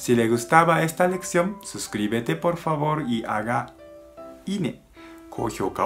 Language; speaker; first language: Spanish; non-native, fluent; Japanese